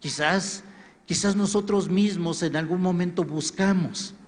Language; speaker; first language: Spanish; native; Spanish